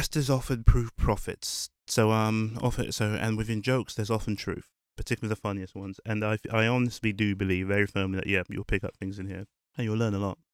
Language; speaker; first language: English; early bilingual, other home language; Yoruba